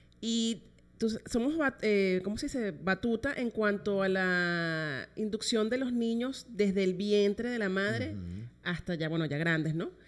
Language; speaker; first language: Spanish; native; Spanish